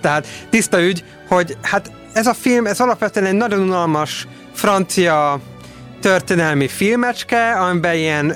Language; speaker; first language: Hungarian; native; Hungarian